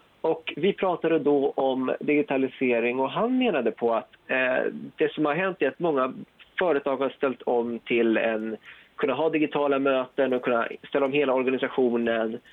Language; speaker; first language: Swedish; native; Swedish